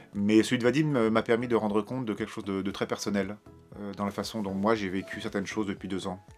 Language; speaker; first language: French; native; French